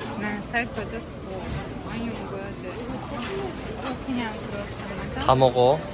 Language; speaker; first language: Korean; non-native, learner; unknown